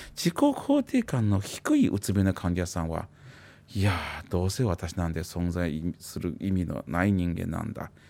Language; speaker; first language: Japanese; non-native, fluent; Chinese